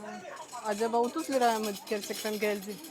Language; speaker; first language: Turkish; non-native, learner; Russian